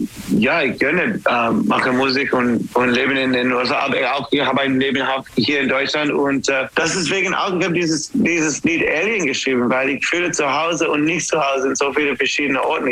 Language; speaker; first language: German; non-native, learner; English